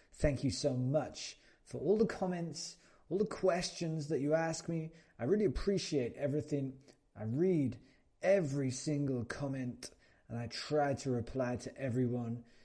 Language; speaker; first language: English; native; English